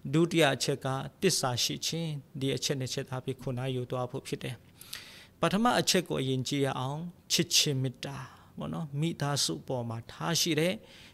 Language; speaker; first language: Burmese; non-native, local second language; Tedim Chin